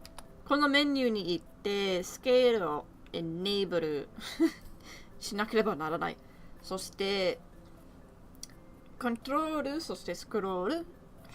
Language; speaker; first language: Japanese; non-native, learner; English